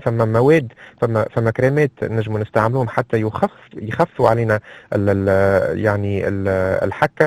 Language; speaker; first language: Arabic; native; Arabic